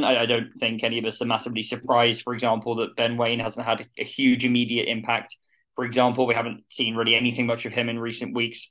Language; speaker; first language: English; native; English